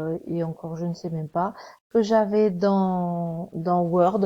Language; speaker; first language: French; native; French